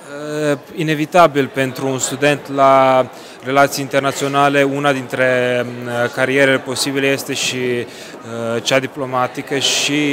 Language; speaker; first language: Romanian; native; Romanian